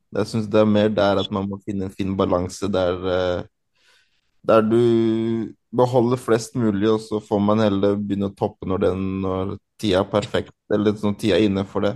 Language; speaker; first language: Norwegian; early bilingual, other home language; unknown